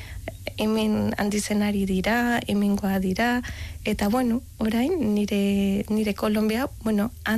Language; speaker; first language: Basque; non-native, learner; Spanish